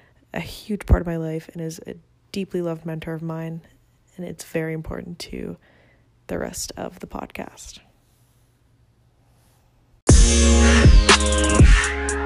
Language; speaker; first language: English; non-native, fluent; Spanish